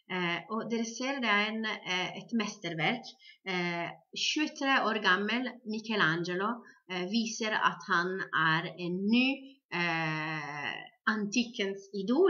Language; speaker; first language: Norwegian; non-native, fluent; Italian